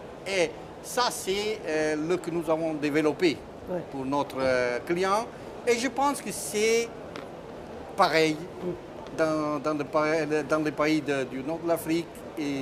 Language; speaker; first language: French; non-native, fluent; Italian